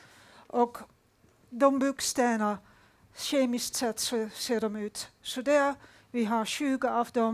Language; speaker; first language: Swedish; non-native, fluent; Dutch